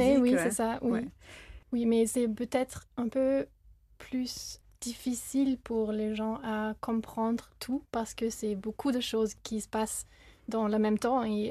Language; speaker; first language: French; non-native, fluent; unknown